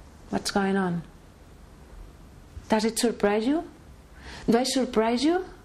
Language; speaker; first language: English; non-native, fluent; Spanish